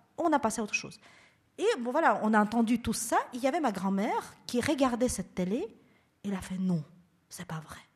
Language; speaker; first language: French; non-native, fluent; Russian